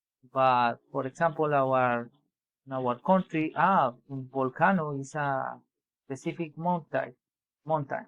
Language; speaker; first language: English; non-native, learner; Spanish